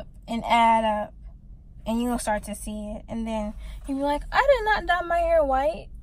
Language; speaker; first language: English; native; English